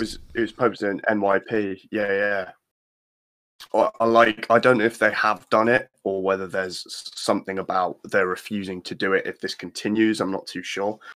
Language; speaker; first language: English; native; English